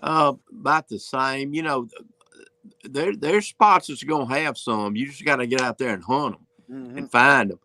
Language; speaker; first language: English; native; English